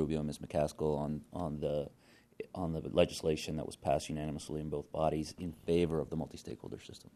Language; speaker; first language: English; native; English